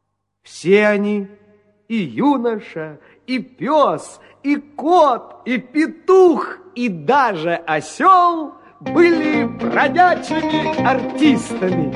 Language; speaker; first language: Russian; native; Russian